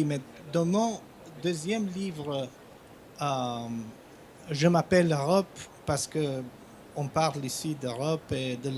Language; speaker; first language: French; non-native, fluent; Albanian